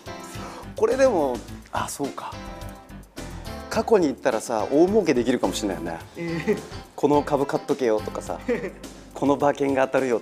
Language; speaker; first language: Japanese; native; Japanese